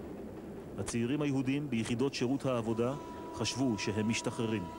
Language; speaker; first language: Hebrew; native; Hebrew